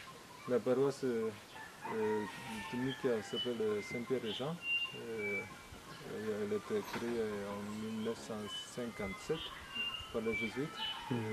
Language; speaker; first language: French; non-native, fluent; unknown